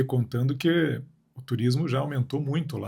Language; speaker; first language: Portuguese; native; Portuguese